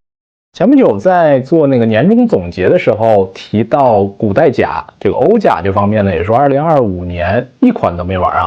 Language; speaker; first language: Chinese; native; Chinese